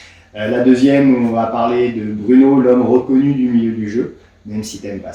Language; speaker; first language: French; native; French